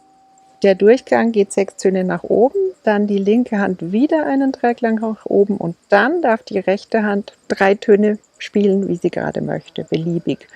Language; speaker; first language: German; native; German